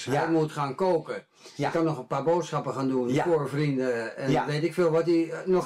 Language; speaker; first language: Dutch; native; Dutch